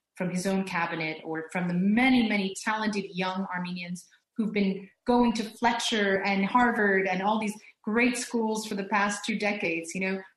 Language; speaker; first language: English; early bilingual, other home language; Turkish